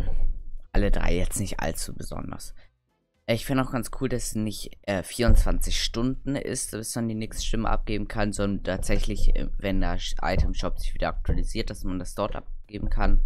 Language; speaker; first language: German; native; German